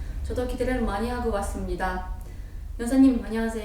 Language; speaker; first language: Korean; non-native, fluent; Uzbek